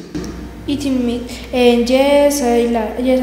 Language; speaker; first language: English; non-native, learner; Spanish